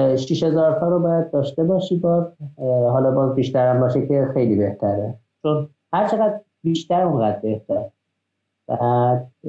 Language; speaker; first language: Persian; non-native, local second language; Azerbaijani